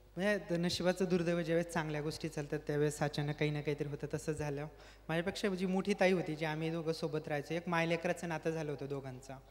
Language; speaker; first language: Marathi; native; Marathi